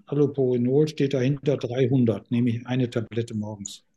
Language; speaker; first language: German; native; German